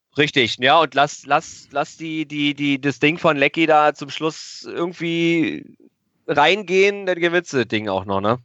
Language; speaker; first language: German; native; German